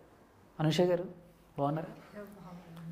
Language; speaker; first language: Telugu; native; Telugu